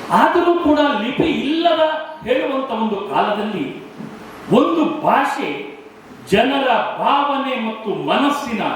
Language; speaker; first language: Kannada; non-native, local second language; Tulu